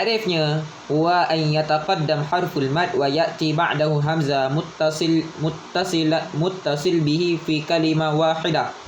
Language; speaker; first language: Arabic; non-native, learner; Malay